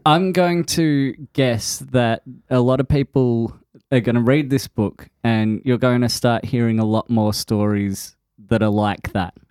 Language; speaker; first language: English; native; English